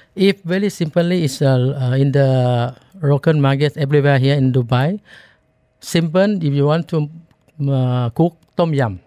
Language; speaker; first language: English; non-native, learner; Thai